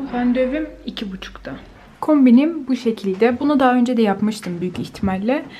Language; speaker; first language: Turkish; early bilingual, heritage; Turkish